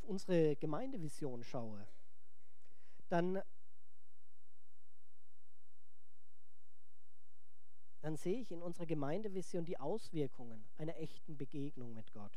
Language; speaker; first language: German; native; German